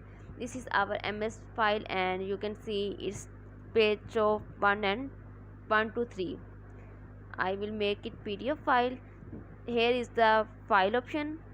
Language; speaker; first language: English; non-native, local second language; Urdu